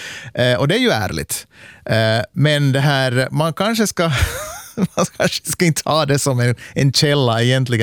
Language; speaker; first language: Swedish; native; Swedish